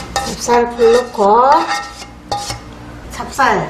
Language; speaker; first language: Korean; native; Korean